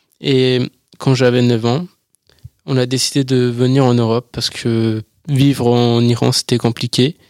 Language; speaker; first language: French; early bilingual, other home language; Persian